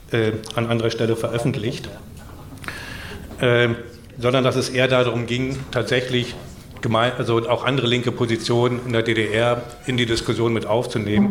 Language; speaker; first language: German; native; German